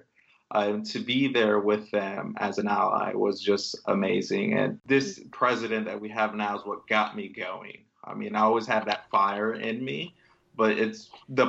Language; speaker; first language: English; native; English